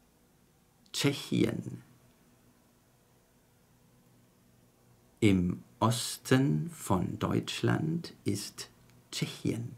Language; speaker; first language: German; non-native, fluent; Chinese